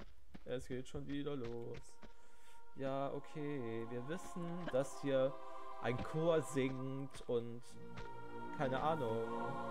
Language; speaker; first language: German; native; German